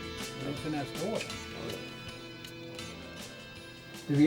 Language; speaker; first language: Swedish; native; Swedish